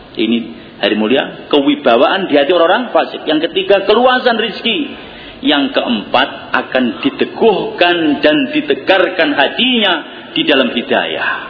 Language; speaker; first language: Indonesian; non-native, local second language; Javanese